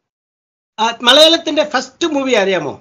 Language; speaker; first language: Malayalam; non-native, learner; Tamil